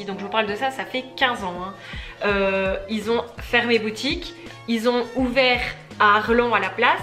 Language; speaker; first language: French; native; French